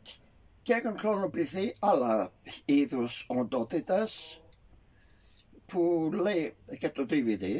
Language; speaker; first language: Greek; early bilingual, heritage; Greek